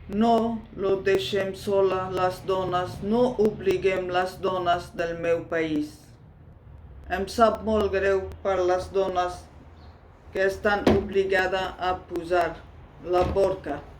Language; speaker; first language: Catalan; non-native, learner; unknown